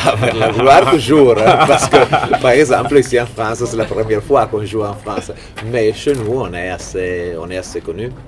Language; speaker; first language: French; non-native, fluent; Italian